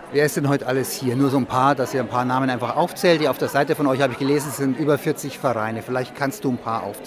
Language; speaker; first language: German; native; German